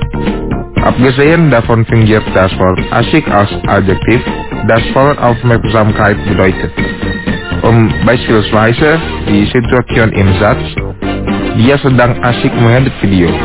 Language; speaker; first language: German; non-native, fluent; Indonesian